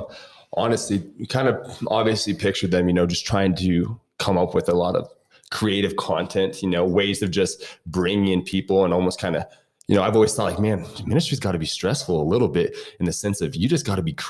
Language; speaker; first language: English; native; English